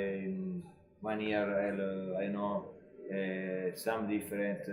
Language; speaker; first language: English; non-native, learner; Italian